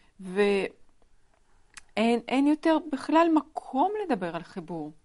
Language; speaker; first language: Hebrew; non-native, fluent; Russian